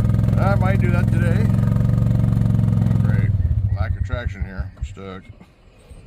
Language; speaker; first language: English; native; English